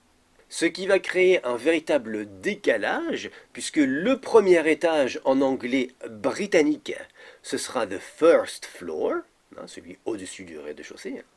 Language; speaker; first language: French; native; French